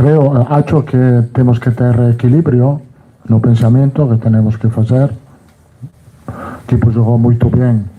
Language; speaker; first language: Portuguese; non-native, fluent; Italian